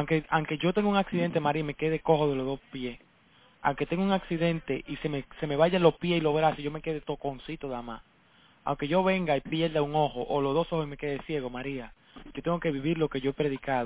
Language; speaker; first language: Spanish; native; Spanish